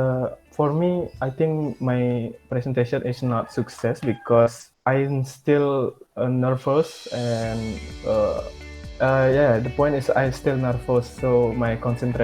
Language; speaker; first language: English; non-native, learner; Indonesian